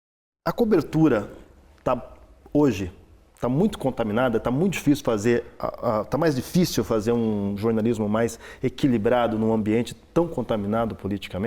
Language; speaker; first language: Portuguese; native; Portuguese